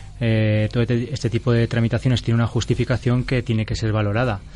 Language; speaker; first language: Spanish; native; Spanish